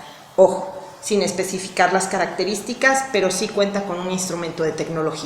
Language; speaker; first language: Spanish; native; Spanish